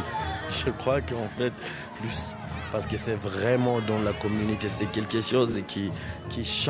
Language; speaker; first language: French; non-native, fluent; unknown